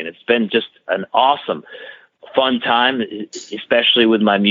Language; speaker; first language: English; native; English